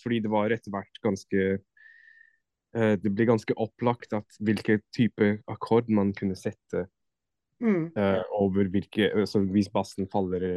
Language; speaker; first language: Norwegian; non-native, fluent; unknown